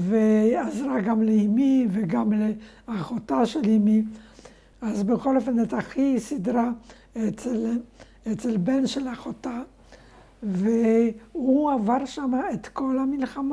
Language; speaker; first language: Hebrew; non-native, fluent; Polish